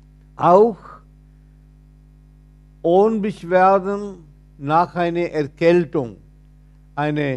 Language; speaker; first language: German; non-native, fluent; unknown